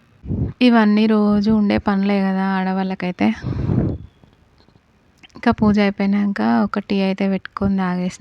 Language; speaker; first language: Telugu; native; Telugu